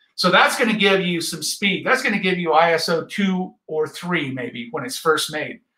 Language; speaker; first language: English; native; English